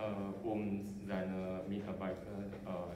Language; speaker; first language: German; non-native, learner; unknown